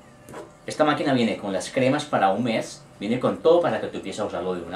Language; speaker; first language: Spanish; native; Spanish